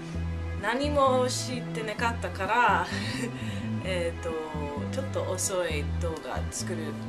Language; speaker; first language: Japanese; non-native, learner; English